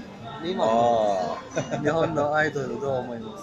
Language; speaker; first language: Japanese; non-native, fluent; Persian